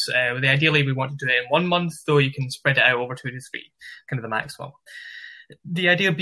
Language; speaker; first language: English; native; English